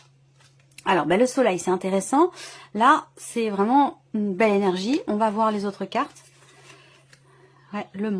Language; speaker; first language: French; native; French